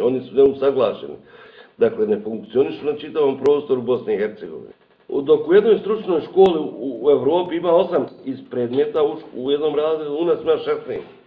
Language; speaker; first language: Bosnian; native; Bosnian